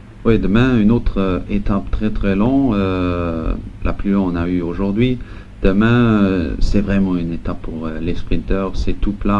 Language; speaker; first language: French; non-native, local second language; Luxembourgish